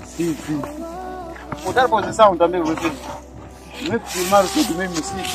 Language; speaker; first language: Portuguese; non-native, local second language; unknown